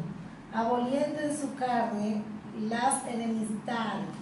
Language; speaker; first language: Spanish; native; Spanish